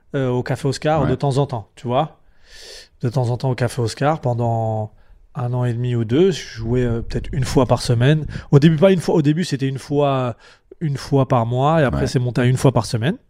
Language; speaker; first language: French; native; French